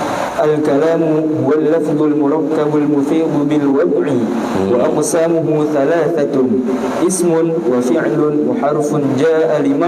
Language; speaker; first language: Arabic; non-native, learner; Indonesian